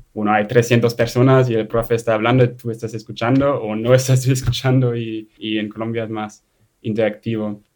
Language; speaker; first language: Spanish; non-native, fluent; German